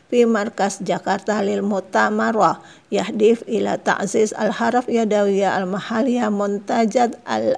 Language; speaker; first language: Arabic; non-native, learner; Indonesian